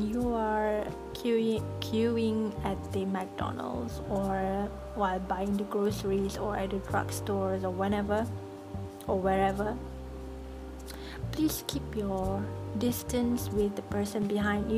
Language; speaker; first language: English; non-native, local second language; Malay